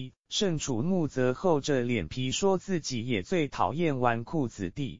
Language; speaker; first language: Chinese; native; Chinese